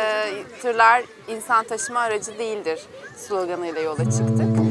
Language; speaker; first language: Turkish; native; Turkish